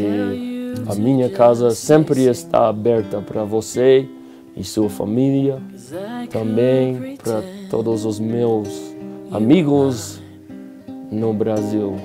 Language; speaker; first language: Portuguese; non-native, learner; English